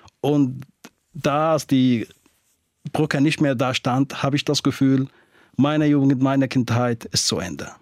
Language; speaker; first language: German; non-native, fluent; Arabic